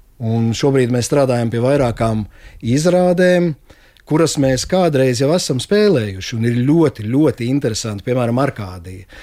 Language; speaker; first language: Latvian; native; Latvian